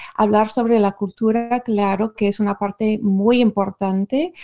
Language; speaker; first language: Spanish; non-native, fluent; English